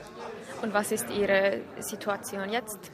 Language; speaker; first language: German; non-native, fluent; Finnish